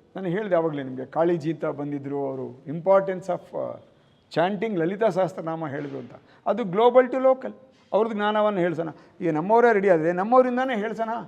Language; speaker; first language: Kannada; native; Kannada